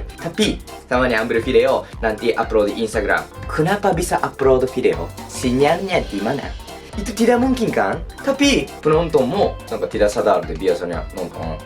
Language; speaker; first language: Indonesian; non-native, learner; Japanese